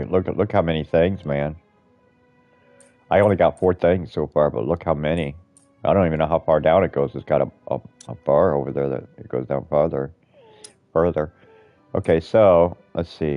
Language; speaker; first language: English; native; English